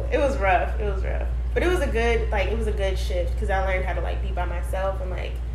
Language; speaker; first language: English; native; English